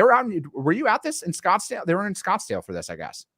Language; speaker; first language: English; native; English